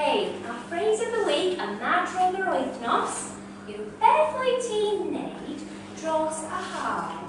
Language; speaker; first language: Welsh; non-native, learner; English